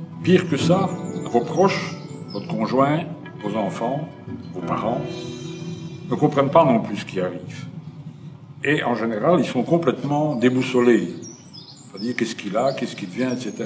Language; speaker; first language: French; native; French